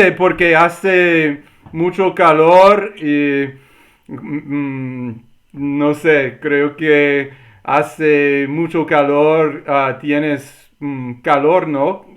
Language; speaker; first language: Spanish; non-native, learner; English